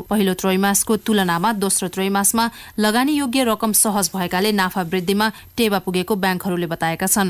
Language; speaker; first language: Nepali; native; Nepali